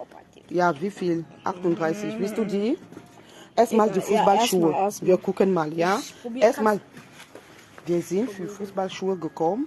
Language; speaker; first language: German; non-native, fluent; French